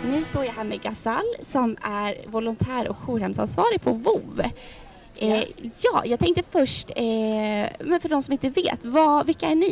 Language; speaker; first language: Swedish; native; Swedish